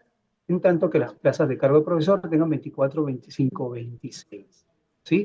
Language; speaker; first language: Spanish; native; Spanish